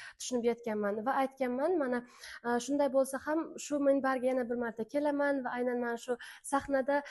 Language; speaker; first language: Uzbek; non-native, local second language; Turkmen